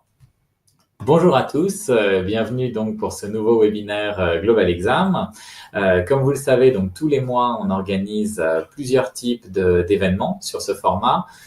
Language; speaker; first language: French; native; French